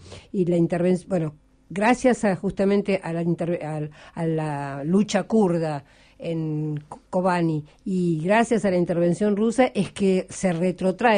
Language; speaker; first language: Spanish; native; Spanish